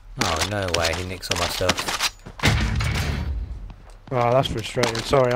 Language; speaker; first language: English; native; English